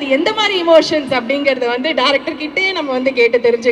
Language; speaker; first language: Tamil; native; Tamil